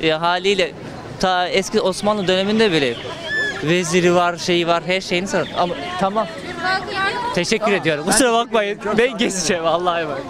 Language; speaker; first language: Turkish; native; Turkish